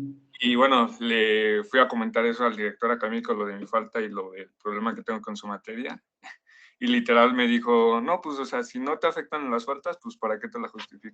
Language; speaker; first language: Spanish; native; Spanish